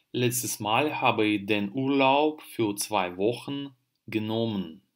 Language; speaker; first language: German; non-native, fluent; Russian